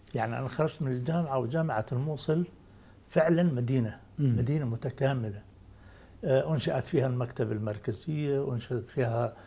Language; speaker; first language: Arabic; native; Arabic